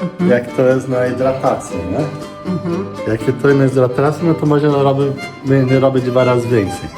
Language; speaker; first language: Polish; non-native, learner; Portuguese